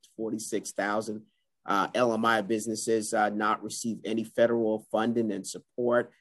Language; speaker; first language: English; native; English